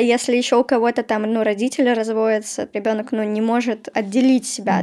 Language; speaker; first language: Russian; native; Russian